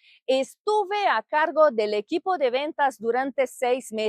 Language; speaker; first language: Spanish; non-native, fluent; Portuguese